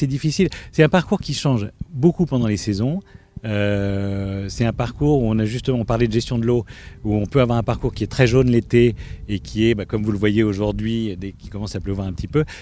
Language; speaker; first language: French; native; French